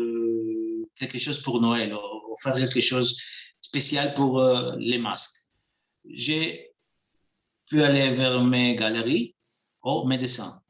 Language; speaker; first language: French; non-native, fluent; Spanish